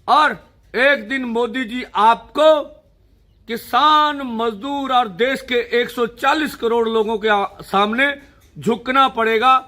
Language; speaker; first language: Hindi; non-native, local second language; Punjabi